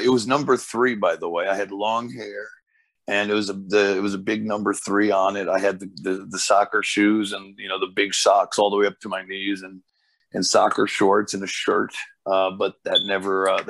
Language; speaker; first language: English; early bilingual, other home language; Portuguese